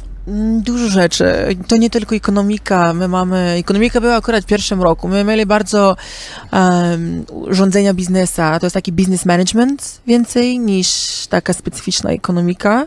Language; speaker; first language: Polish; early bilingual, heritage; Polish